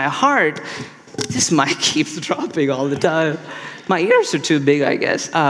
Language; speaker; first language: English; non-native, local second language; Tamil